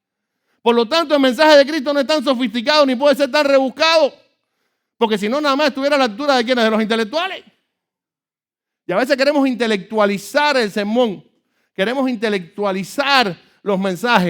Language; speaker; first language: Spanish; native; Spanish